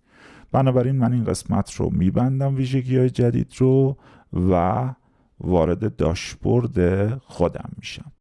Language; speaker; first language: Persian; native; Persian